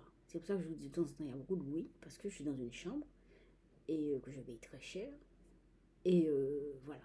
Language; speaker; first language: French; native; French